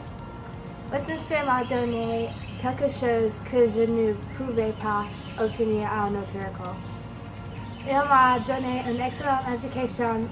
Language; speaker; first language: French; non-native, learner; English